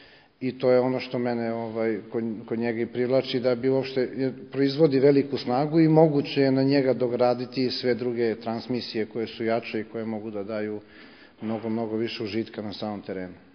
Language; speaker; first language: Bosnian; native; Bosnian